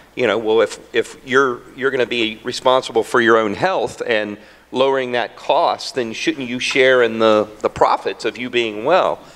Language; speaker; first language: English; native; English